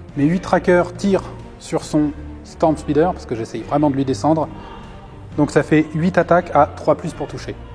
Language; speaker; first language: French; native; French